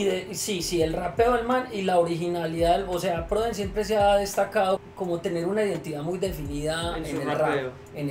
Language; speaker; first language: Spanish; native; Spanish